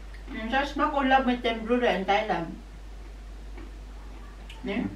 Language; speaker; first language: German; non-native, learner; Filipino